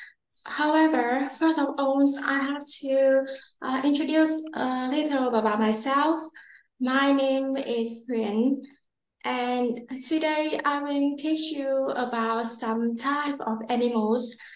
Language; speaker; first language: English; non-native, learner; Vietnamese